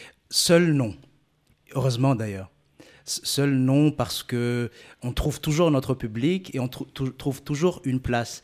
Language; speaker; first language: French; non-native, local second language; Malagasy